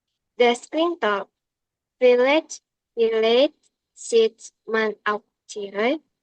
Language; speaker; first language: German; non-native, learner; Indonesian